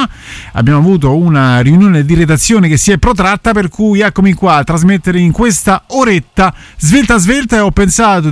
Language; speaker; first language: Italian; native; Italian